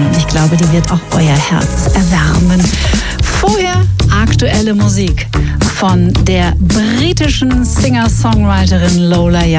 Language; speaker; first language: German; native; German